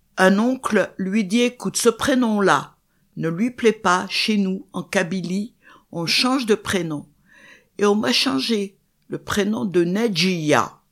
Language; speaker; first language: French; non-native, local second language; Kabyle